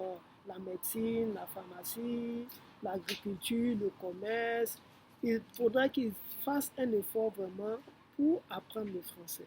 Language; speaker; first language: French; non-native, fluent; Yoruba